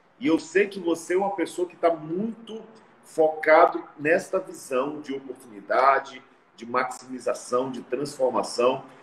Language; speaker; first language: Portuguese; native; Portuguese